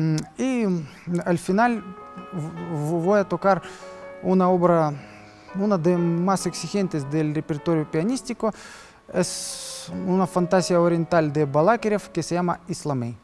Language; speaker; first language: Spanish; non-native, learner; Russian